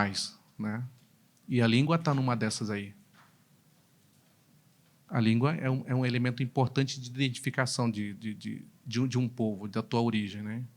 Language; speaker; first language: Portuguese; non-native, local second language; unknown